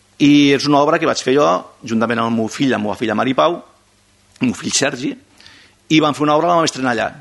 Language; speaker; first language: Catalan; non-native, local second language; Spanish